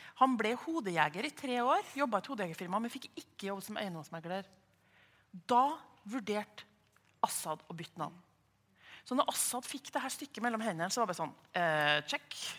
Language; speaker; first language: Norwegian; native; Norwegian